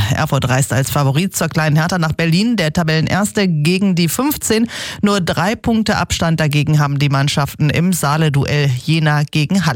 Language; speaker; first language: German; native; German